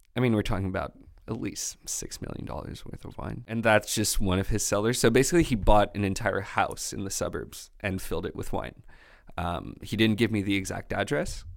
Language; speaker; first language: English; non-native, fluent; French